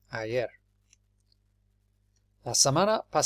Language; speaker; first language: Spanish; non-native, fluent; English